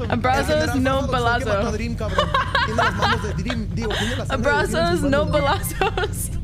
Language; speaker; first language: Spanish; non-native, learner; English